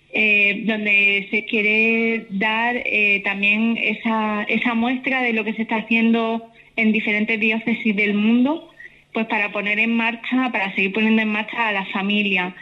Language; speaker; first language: Spanish; native; Spanish